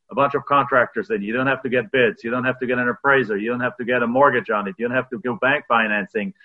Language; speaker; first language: English; non-native, fluent; German